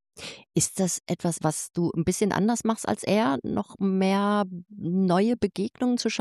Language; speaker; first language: German; native; German